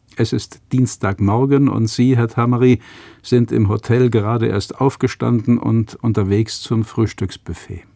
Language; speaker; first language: German; native; German